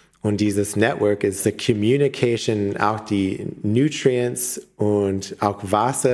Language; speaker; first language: German; non-native, learner; English